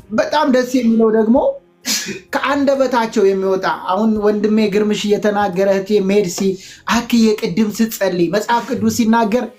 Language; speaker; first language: Amharic; native; Amharic